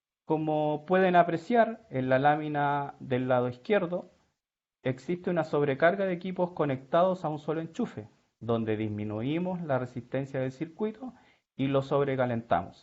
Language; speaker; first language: Spanish; native; Spanish